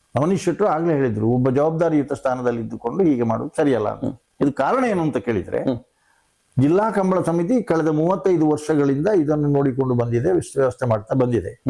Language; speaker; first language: Kannada; non-native, local second language; Tulu